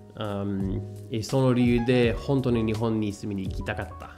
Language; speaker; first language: Japanese; non-native, fluent; English